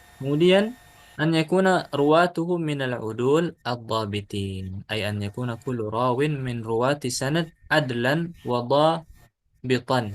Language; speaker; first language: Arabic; non-native, fluent; Indonesian